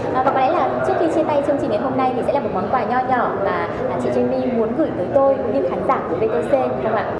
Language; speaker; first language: Vietnamese; native; Vietnamese